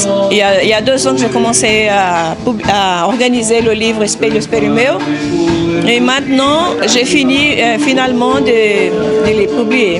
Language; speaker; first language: French; non-native, fluent; Portuguese